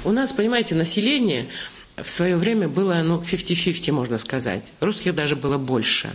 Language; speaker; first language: Russian; non-native, local second language; Kazakh